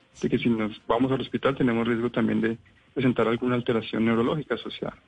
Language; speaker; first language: Spanish; native; Spanish